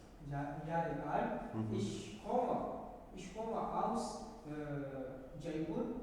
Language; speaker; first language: German; non-native, learner; Hindi